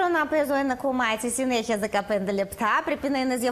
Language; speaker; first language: Greek; non-native, learner; Russian